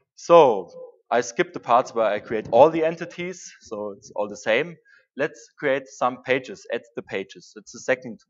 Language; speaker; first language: English; non-native, fluent; German